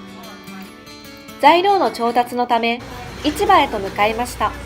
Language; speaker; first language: Japanese; native; Japanese